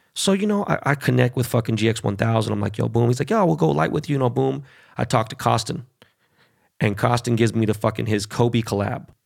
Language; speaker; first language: English; early bilingual, other home language; Spanish